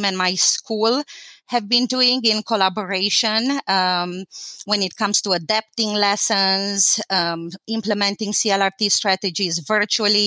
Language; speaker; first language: English; non-native, fluent; Romanian